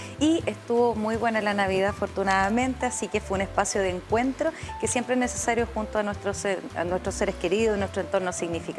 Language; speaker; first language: Spanish; native; Spanish